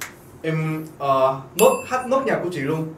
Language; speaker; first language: Vietnamese; non-native, fluent; Korean